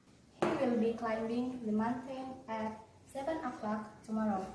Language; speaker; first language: English; non-native, learner; Indonesian